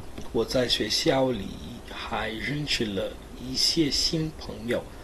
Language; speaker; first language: Chinese; non-native, learner; English